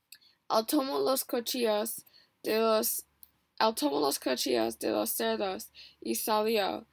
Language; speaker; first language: Spanish; non-native, learner; English